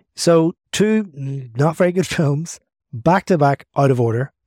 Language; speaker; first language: English; native; English